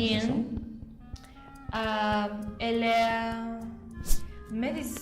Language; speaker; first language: French; non-native, learner; Spanish